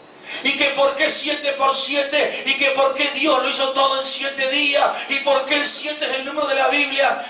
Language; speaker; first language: Spanish; native; Spanish